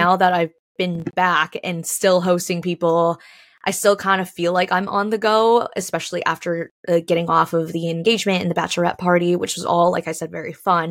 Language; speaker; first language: English; early bilingual, other home language; Chinese